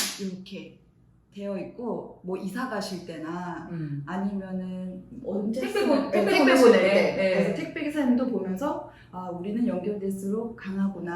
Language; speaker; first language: Korean; native; Korean